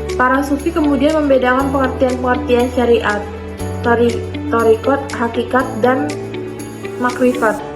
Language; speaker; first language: Indonesian; native; Indonesian